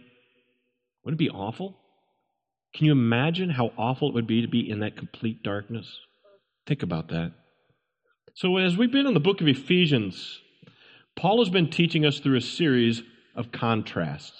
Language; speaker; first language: English; native; English